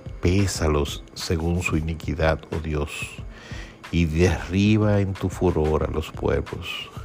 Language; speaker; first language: Spanish; native; Spanish